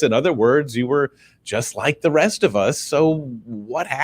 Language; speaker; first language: English; native; English